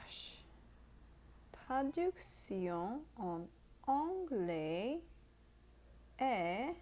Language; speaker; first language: French; non-native, fluent; English